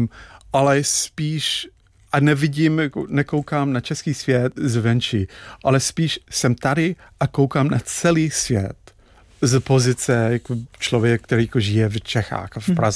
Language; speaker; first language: Czech; non-native, fluent; English